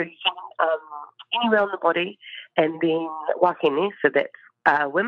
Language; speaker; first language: English; native; English